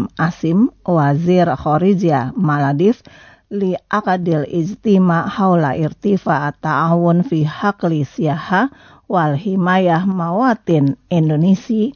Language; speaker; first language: Arabic; non-native, fluent; Indonesian